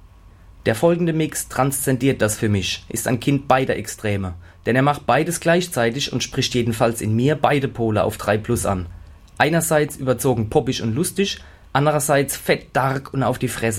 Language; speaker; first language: German; native; German